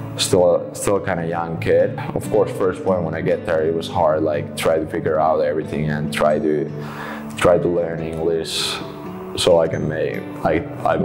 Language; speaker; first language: English; non-native, fluent; Finnish